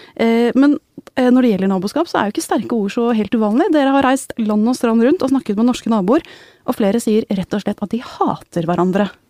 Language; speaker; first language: Norwegian; native; Norwegian